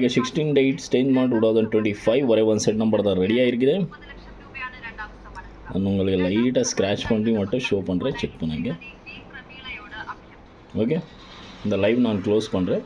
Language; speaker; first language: Tamil; non-native, local second language; Malayalam